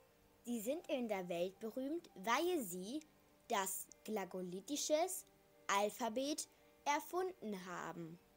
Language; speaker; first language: German; early bilingual, other home language; Macedonian